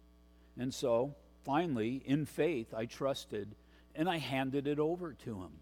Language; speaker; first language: English; native; English